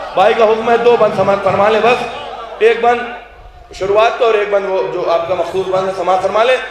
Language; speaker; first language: Urdu; native; Urdu